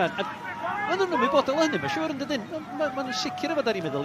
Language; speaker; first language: Welsh; native; Welsh